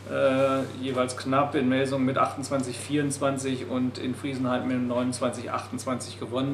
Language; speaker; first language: German; native; German